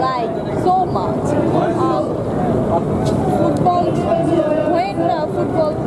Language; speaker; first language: English; non-native, learner; Bangla